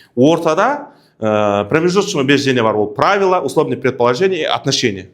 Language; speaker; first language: Russian; non-native, local second language; Kazakh